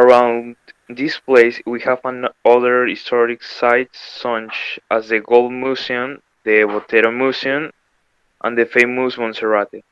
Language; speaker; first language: English; non-native, learner; Spanish